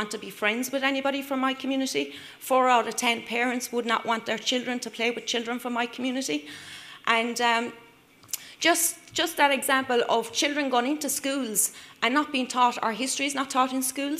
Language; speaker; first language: English; native; English